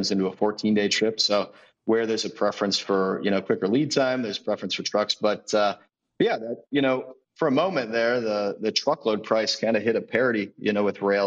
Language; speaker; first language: English; native; English